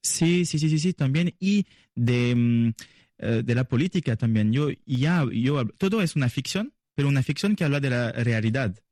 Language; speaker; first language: Spanish; non-native, learner; French